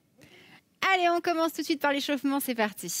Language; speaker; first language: French; native; French